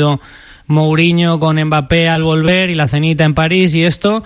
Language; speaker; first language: Spanish; native; Spanish